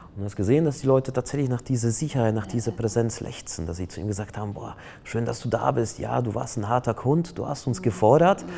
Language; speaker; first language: German; non-native, fluent; Polish